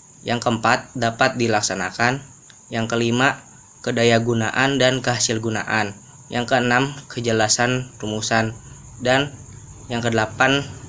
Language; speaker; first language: Indonesian; native; Indonesian